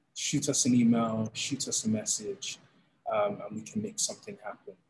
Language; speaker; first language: English; native; English